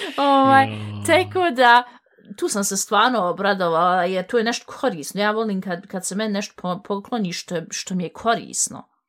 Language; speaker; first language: Bosnian; native; Bosnian